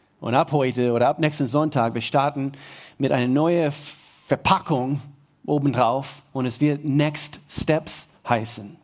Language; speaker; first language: German; non-native, fluent; English